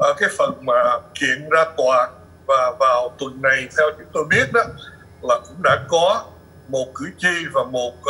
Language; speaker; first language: Vietnamese; early bilingual, other home language; English